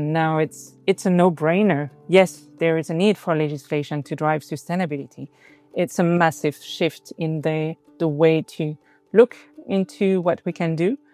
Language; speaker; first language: English; non-native, fluent; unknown